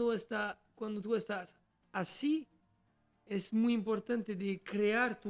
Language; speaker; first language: Spanish; non-native, learner; French